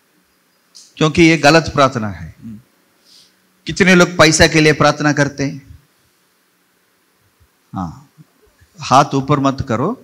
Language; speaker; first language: Hindi; non-native, local second language; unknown